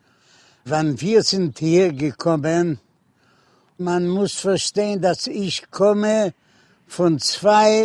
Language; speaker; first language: German; non-native, fluent; Yiddish